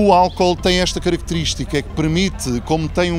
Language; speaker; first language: Portuguese; native; Portuguese